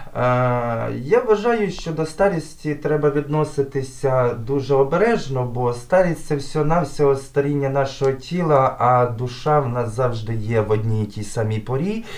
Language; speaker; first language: Ukrainian; native; Ukrainian